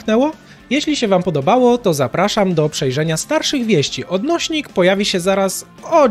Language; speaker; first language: Polish; native; Polish